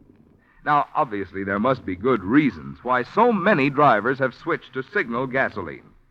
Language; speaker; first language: English; native; English